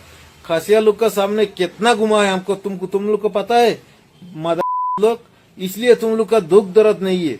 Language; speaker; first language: Hindi; non-native, local second language; Assamese